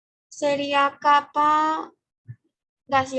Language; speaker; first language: Spanish; native; Spanish